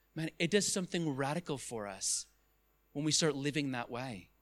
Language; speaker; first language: English; native; English